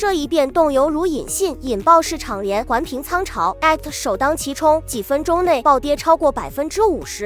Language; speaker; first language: Chinese; native; Chinese